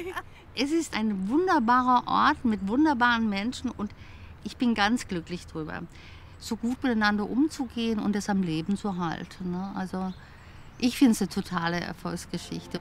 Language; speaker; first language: German; native; German